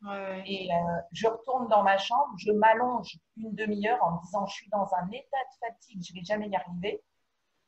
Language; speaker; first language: French; native; French